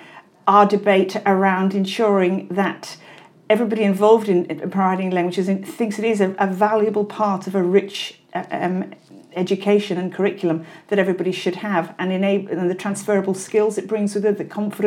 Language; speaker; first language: English; native; English